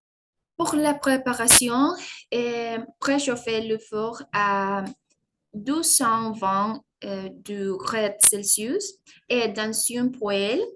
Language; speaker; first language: French; non-native, learner; Spanish